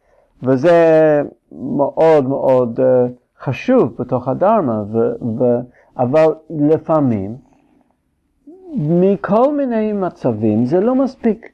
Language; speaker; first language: Hebrew; non-native, fluent; English